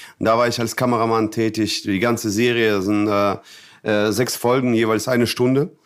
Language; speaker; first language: German; non-native, fluent; Russian